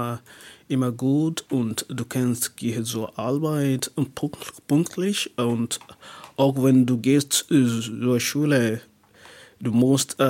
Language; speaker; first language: German; non-native, learner; English